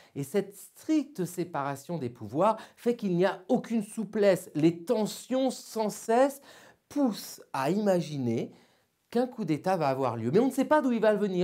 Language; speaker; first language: French; native; French